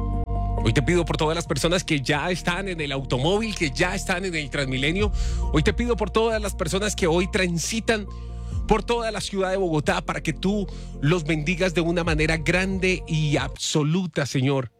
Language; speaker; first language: Spanish; native; Spanish